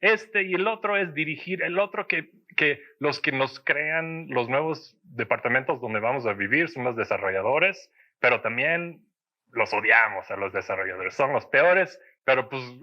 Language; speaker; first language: Spanish; early bilingual, heritage; Spanish